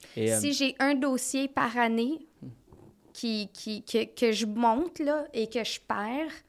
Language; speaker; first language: French; native; French